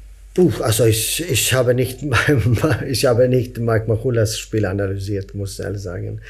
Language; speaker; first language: German; non-native, fluent; Swedish